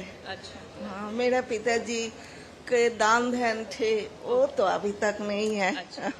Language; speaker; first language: Hindi; non-native, local second language; Bangla